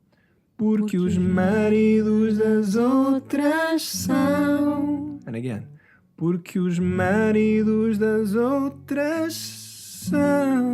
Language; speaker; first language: Portuguese; non-native, fluent; English